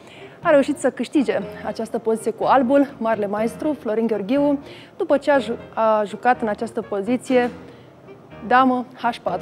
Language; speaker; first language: Romanian; native; Romanian